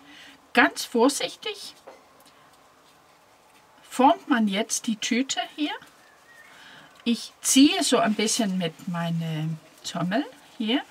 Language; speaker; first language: German; non-native, fluent; Danish